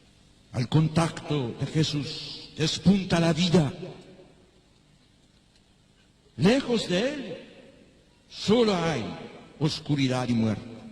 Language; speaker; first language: Spanish; non-native, fluent; Polish